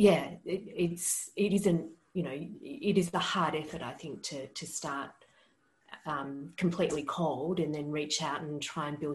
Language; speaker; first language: English; native; English